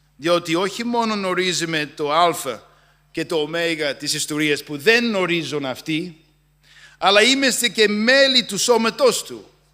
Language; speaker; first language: Greek; non-native, fluent; English